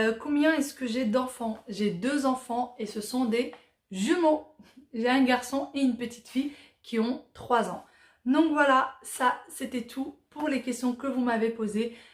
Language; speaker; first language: French; early bilingual, other home language; Arabic